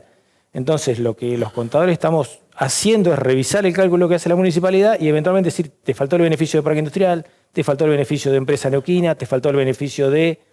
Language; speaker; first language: Spanish; native; Spanish